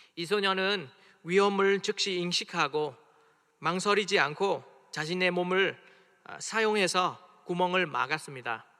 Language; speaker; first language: Korean; non-native, fluent; Vietnamese